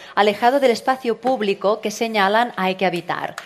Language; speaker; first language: Spanish; non-native, local second language; Catalan